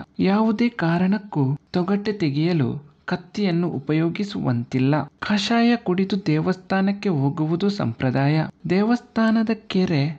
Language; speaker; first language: Kannada; non-native, local second language; Tulu